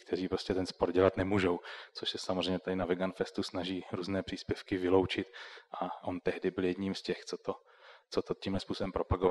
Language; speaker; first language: Czech; native; Czech